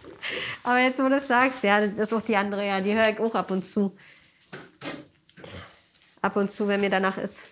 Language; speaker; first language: German; native; German